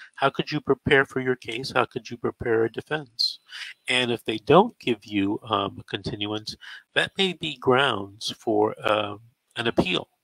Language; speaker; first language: English; native; English